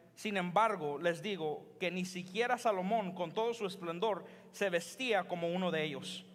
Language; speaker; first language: Spanish; early bilingual, heritage; Spanish